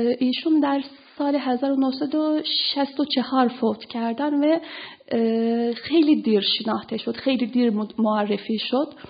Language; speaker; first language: Persian; non-native, fluent; Turkish